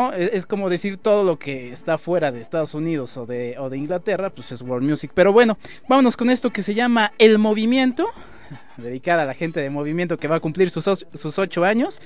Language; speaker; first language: Spanish; native; Spanish